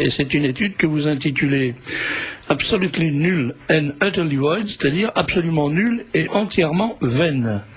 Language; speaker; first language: French; native; French